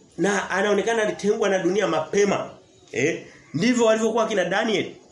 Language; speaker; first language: Swahili; native; Swahili